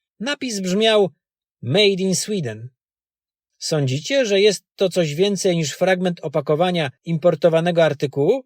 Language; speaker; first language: Polish; native; Polish